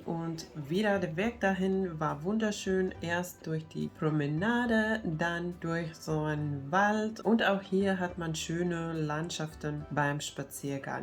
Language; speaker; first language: German; non-native, fluent; Finnish